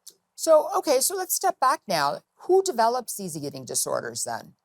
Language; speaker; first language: English; native; English